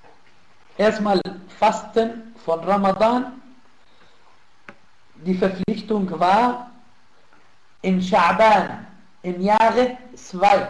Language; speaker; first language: German; non-native, fluent; Arabic